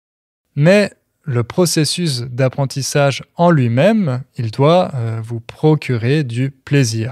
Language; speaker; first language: French; native; French